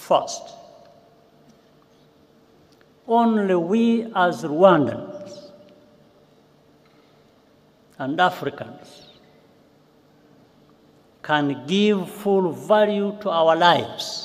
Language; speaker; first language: English; non-native, local second language; Kinyarwanda